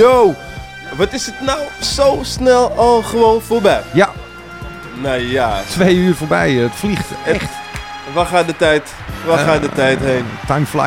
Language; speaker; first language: Dutch; native; Dutch